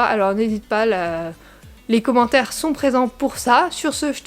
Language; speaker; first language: French; native; French